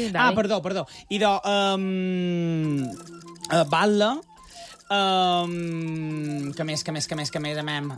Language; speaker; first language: Catalan; native; Catalan